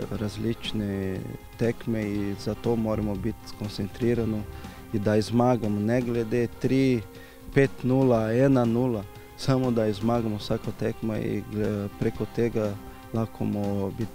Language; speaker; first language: Slovenian; non-native, learner; Portuguese